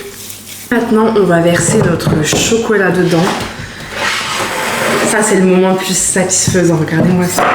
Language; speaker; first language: French; native; French